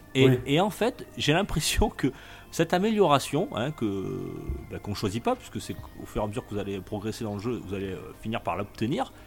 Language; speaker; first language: French; native; French